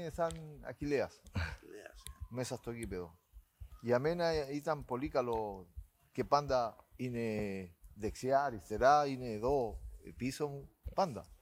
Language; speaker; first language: Greek; non-native, learner; Spanish